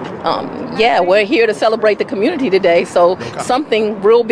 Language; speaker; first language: English; native; English